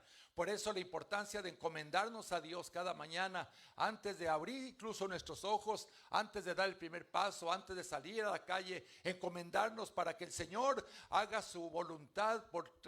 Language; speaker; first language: Spanish; native; Spanish